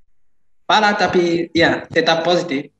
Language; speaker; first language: Indonesian; non-native, learner; Japanese